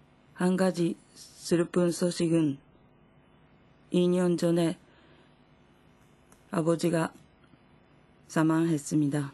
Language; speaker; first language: Korean; non-native, fluent; Japanese